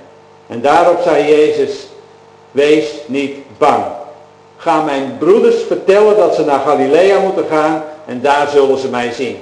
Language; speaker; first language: Dutch; native; Dutch